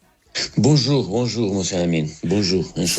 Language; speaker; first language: French; non-native, learner; Portuguese